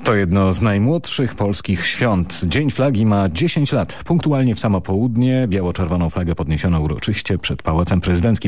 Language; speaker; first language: Polish; native; Polish